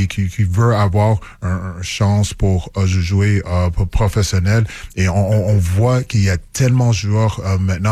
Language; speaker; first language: French; non-native, local second language; English